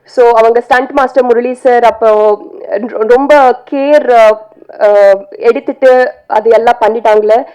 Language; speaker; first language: Tamil; non-native, learner; Telugu